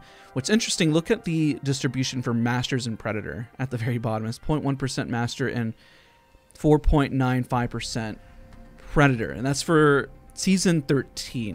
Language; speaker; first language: English; native; English